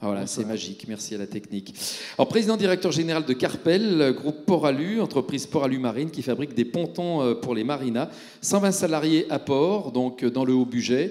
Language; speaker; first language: French; native; French